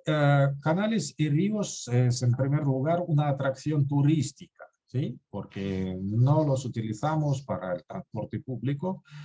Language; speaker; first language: Spanish; non-native, fluent; Russian